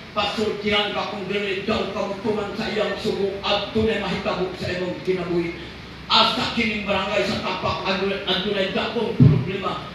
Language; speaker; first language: Cebuano; non-native, local second language; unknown